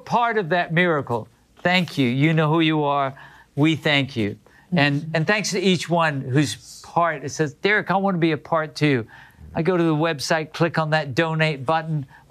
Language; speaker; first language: English; native; English